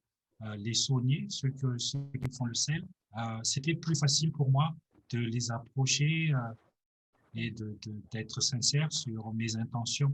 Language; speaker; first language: French; non-native, local second language; Malagasy